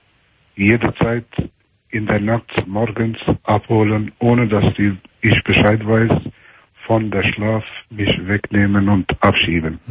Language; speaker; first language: German; early bilingual, other home language; Albanian